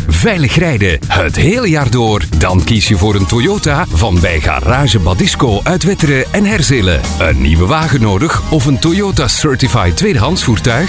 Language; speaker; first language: Dutch; native; Dutch